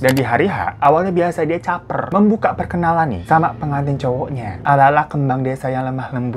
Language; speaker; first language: Indonesian; native; Indonesian